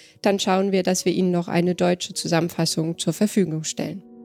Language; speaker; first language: German; native; German